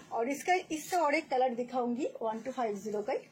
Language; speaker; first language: Hindi; non-native, local second language; Bangla